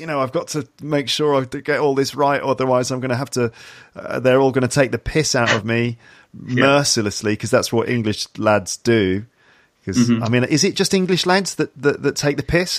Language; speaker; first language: English; native; English